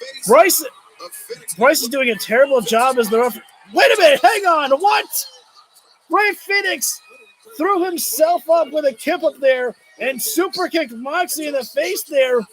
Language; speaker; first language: English; native; English